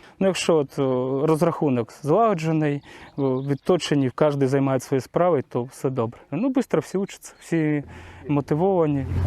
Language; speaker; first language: Ukrainian; non-native, local second language; Russian